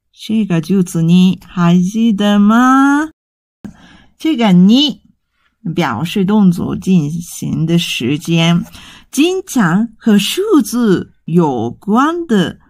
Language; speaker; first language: Chinese; non-native, fluent; Japanese